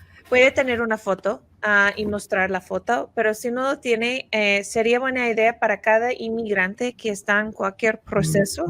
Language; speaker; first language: Spanish; non-native, fluent; English